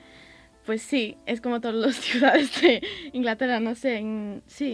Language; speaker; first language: Spanish; early bilingual, heritage; English